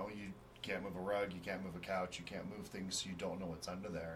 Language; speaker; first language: English; native; English